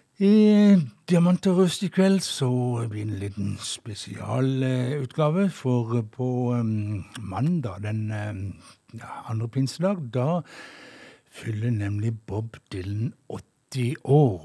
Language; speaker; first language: Norwegian; native; Norwegian